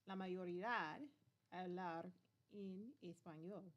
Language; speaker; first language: Spanish; non-native, learner; English